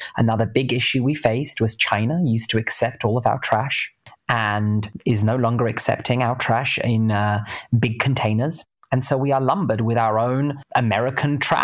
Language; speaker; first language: English; native; English